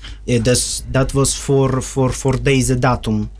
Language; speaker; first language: Dutch; non-native, learner; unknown